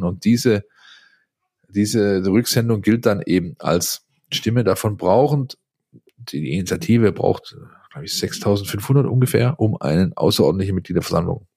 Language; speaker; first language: German; native; German